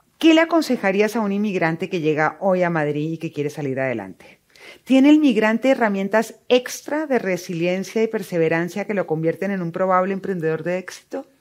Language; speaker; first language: Spanish; native; Spanish